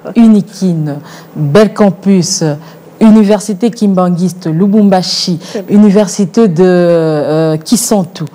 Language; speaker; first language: French; non-native, local second language; Lingala